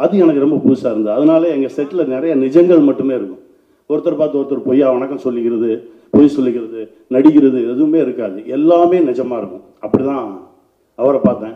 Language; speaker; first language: Tamil; native; Tamil